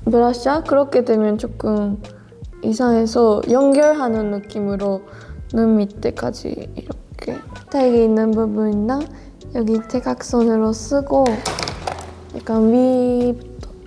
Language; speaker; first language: Korean; non-native, fluent; Japanese